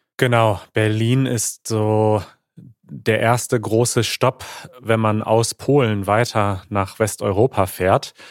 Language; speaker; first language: German; native; German